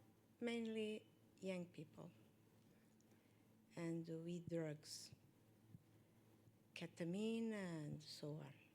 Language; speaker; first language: English; non-native, learner; Portuguese